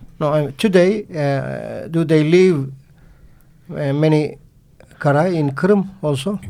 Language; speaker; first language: English; non-native, learner; Turkish